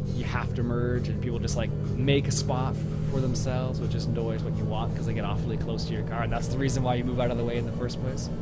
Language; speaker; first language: English; native; English